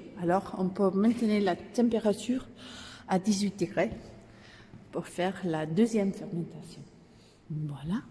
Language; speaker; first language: French; non-native, learner; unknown